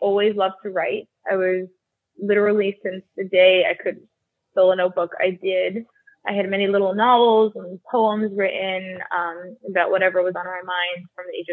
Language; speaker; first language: English; early bilingual, other home language; Russian